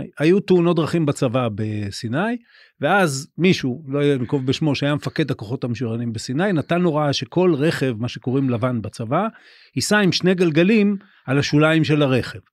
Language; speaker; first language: Hebrew; native; Hebrew